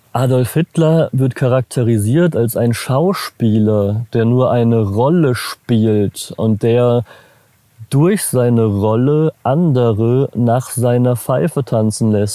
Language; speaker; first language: German; native; German